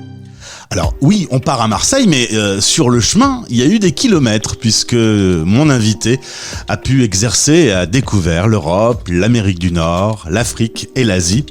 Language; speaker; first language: French; native; French